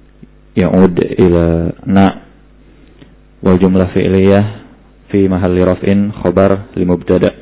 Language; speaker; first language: Arabic; non-native, learner; Indonesian